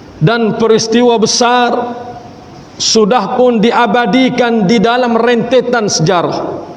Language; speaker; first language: Malay; native; Malay